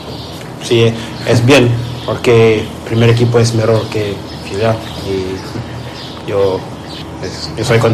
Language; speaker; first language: Spanish; non-native, learner; French